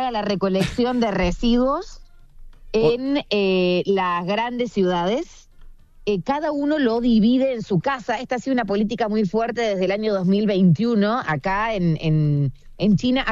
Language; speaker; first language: Spanish; native; Spanish